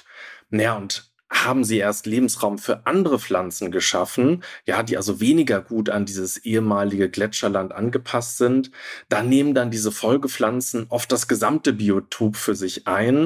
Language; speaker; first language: German; native; German